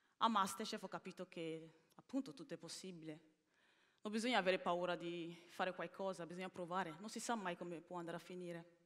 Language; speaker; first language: Italian; early bilingual, other home language; Bini